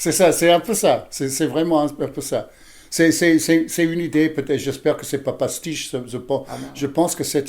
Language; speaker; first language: French; non-native, fluent; English